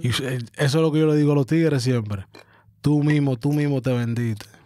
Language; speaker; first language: Spanish; early bilingual, heritage; Spanish